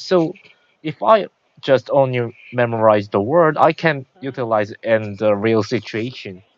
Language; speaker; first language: English; non-native, learner; Korean